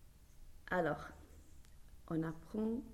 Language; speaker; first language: French; non-native, learner; English